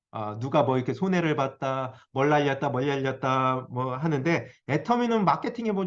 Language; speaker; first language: Korean; native; Korean